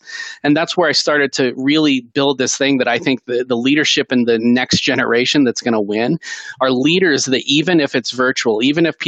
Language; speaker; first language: English; native; English